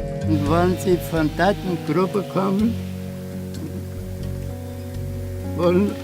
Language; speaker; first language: German; early bilingual, heritage; Portuguese